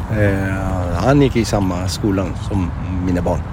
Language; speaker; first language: Swedish; non-native, fluent; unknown